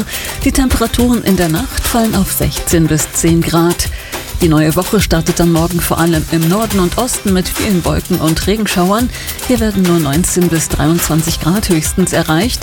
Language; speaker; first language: German; native; German